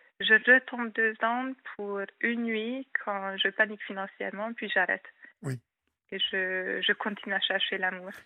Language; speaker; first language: French; non-native, fluent; Hungarian